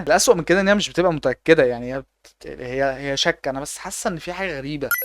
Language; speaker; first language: Arabic; native; Arabic